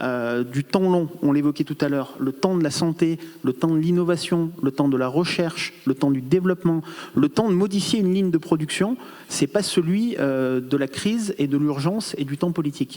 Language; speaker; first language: French; native; French